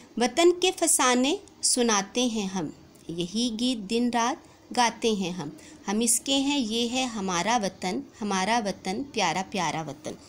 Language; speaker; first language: Urdu; native; Urdu